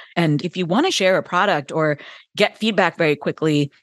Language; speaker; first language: English; native; English